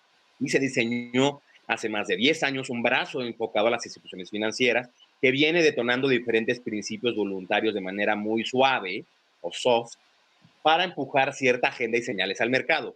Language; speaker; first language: Spanish; native; Spanish